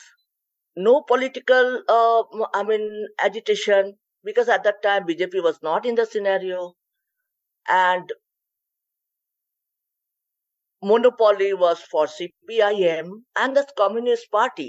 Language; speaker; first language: English; non-native, local second language; Bangla